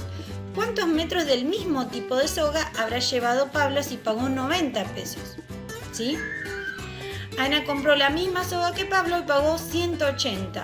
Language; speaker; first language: Spanish; native; Spanish